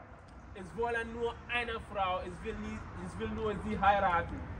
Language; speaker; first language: German; non-native, learner; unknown